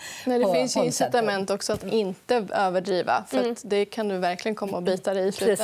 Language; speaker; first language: Swedish; native; Swedish